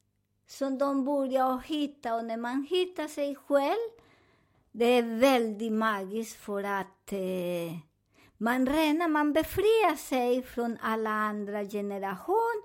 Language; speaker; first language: Swedish; non-native, learner; Spanish